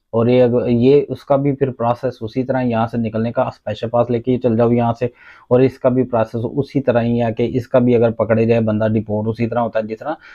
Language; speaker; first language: Urdu; non-native, local second language; Punjabi